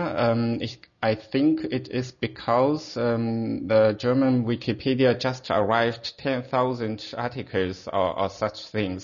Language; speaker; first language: English; non-native, fluent; Chinese